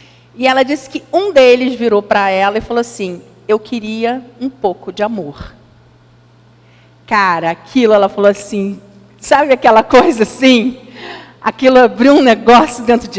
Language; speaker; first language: Portuguese; native; Portuguese